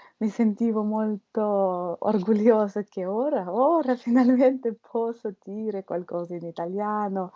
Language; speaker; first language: Italian; non-native, learner; Russian